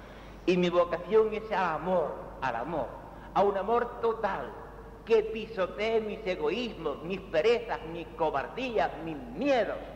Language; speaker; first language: Spanish; native; Spanish